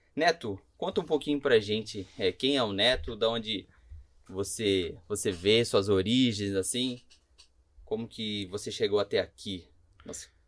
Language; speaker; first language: Portuguese; native; Portuguese